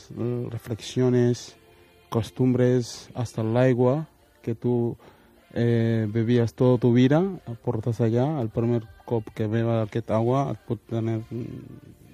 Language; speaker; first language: Catalan; non-native, learner; Wolof